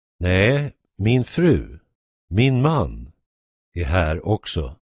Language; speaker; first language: Swedish; non-native, fluent; Persian